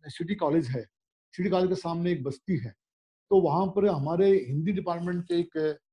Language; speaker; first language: Hindi; native; Hindi